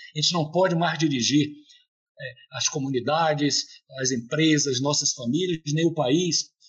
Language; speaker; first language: Portuguese; native; Portuguese